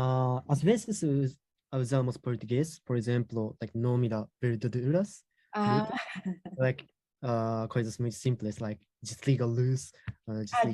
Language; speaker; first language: Portuguese; non-native, learner; Japanese